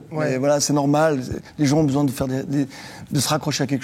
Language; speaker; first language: French; native; French